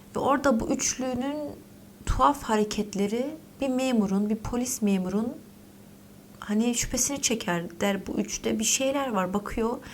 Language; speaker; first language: Turkish; early bilingual, heritage; Turkish